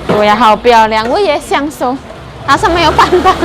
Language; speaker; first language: Chinese; non-native, learner; Indonesian